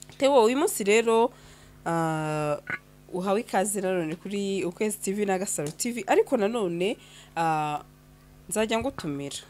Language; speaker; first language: Kinyarwanda; native; Kinyarwanda